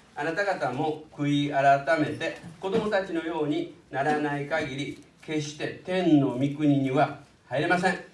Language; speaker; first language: Japanese; native; Japanese